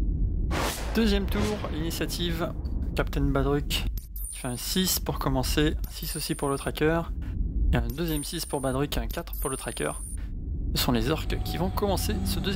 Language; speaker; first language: French; native; French